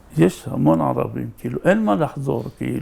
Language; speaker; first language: Hebrew; native; Hebrew